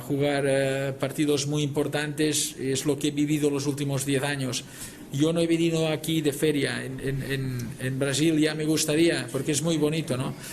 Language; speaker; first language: Spanish; non-native, local second language; Catalan